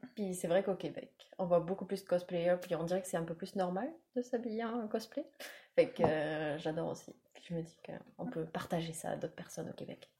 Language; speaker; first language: French; non-native, fluent; English